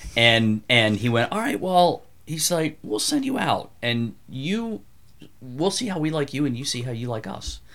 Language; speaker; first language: English; native; English